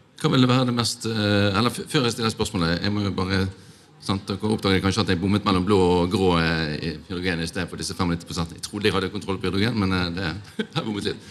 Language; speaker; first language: Norwegian; native; Norwegian